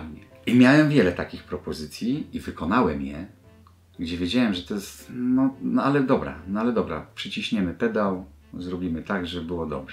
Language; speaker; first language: Polish; native; Polish